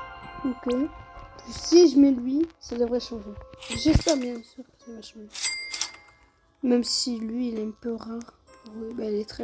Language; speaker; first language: French; native; French